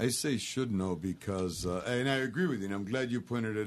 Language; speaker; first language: English; native; English